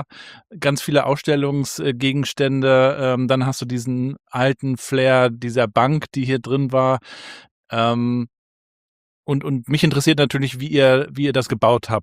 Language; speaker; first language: German; native; German